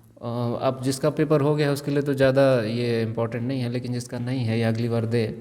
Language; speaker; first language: Hindi; native; Hindi